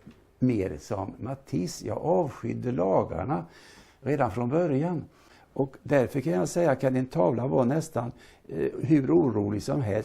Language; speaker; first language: Swedish; native; Swedish